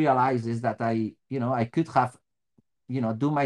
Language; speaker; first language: English; non-native, fluent; Spanish